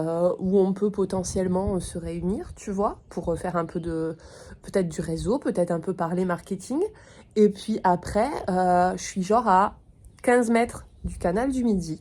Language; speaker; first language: French; native; French